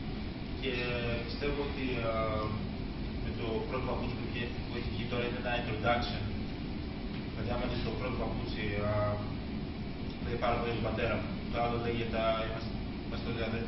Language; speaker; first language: Greek; early bilingual, other home language; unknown